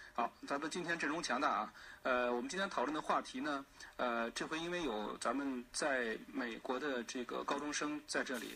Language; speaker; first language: Chinese; native; Chinese